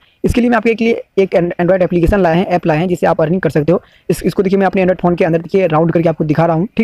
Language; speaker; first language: Hindi; native; Hindi